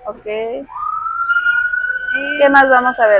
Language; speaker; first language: Spanish; native; Spanish